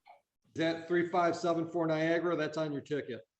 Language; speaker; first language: English; native; English